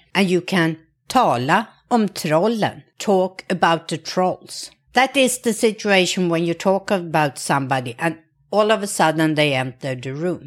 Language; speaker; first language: English; non-native, fluent; Swedish